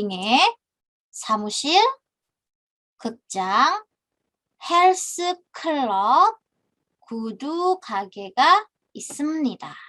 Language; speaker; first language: Korean; non-native, fluent; Indonesian